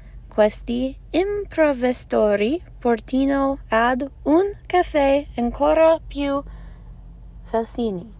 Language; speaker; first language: Italian; non-native, learner; English